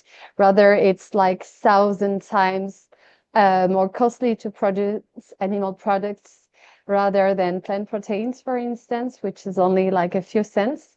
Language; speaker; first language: English; non-native, fluent; French